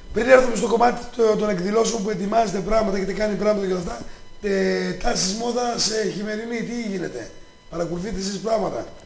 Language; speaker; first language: Greek; native; Greek